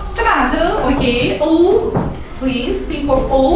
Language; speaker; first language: English; non-native, fluent; Azerbaijani